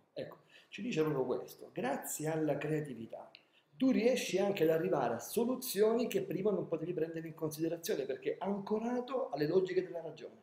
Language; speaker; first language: Italian; native; Italian